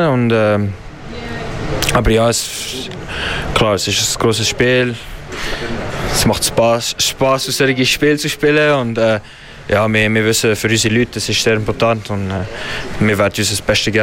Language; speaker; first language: German; non-native, learner; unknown